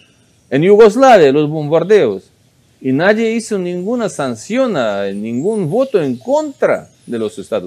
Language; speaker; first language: Spanish; non-native, fluent; Russian